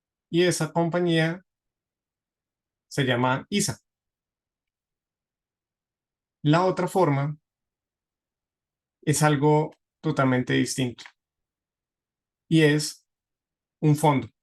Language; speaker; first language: Spanish; native; Spanish